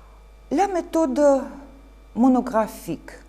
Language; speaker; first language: French; non-native, fluent; Russian